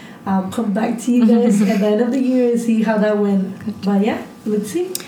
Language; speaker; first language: English; early bilingual, other home language; Spanish